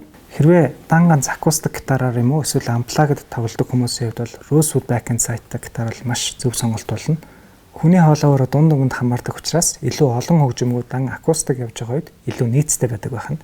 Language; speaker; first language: Mongolian; native; Mongolian